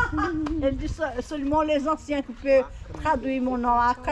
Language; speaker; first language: French; non-native, fluent; Portuguese